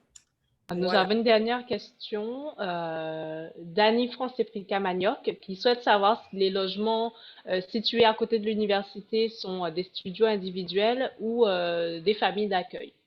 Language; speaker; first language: French; native; French